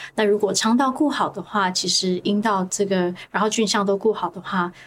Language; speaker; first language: Chinese; early bilingual, other home language; Hebrew